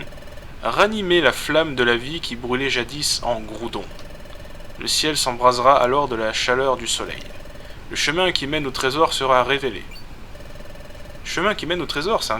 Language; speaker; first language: French; native; French